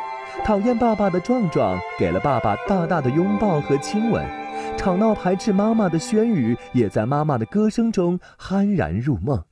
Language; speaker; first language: Chinese; native; Chinese